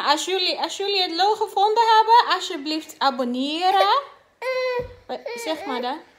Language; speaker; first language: Dutch; non-native, learner; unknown